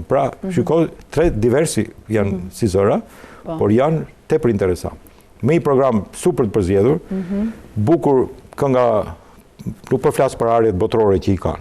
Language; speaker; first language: Albanian; native; Albanian